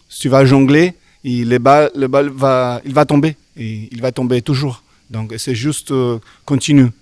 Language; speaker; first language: French; non-native, learner; Portuguese